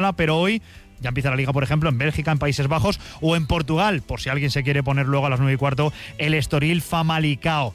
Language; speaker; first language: Spanish; native; Spanish